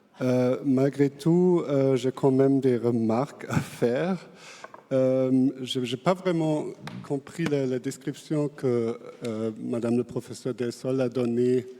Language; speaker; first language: French; non-native, fluent; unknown